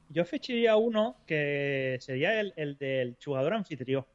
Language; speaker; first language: Spanish; non-native, local second language; Catalan